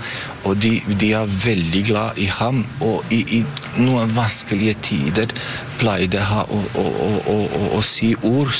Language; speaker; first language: Norwegian; non-native, fluent; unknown